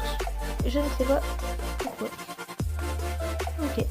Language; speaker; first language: French; native; French